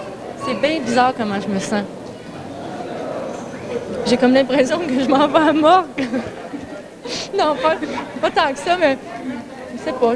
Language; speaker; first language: French; native; French